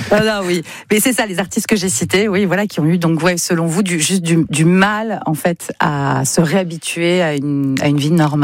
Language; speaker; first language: French; native; French